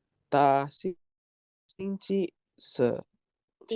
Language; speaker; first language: Chinese; non-native, learner; Indonesian